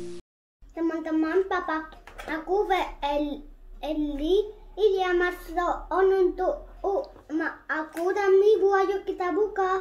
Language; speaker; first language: Indonesian; early bilingual, heritage; Spanish